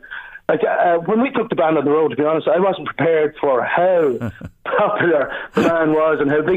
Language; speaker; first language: English; native; English